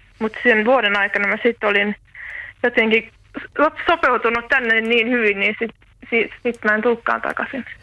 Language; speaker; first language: Finnish; native; Finnish